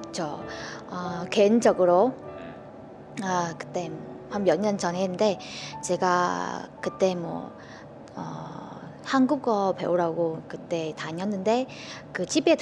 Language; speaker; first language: Korean; non-native, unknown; Vietnamese